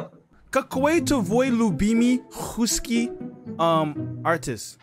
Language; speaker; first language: Russian; non-native, learner; English